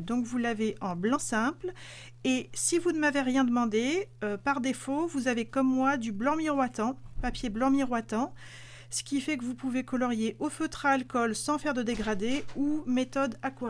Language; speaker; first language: French; native; French